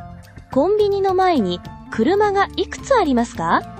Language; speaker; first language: Japanese; non-native, learner; Filipino